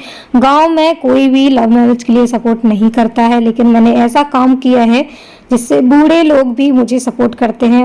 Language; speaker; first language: Hindi; native; Hindi